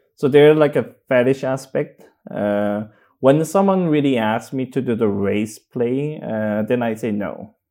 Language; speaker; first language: English; non-native, fluent; Korean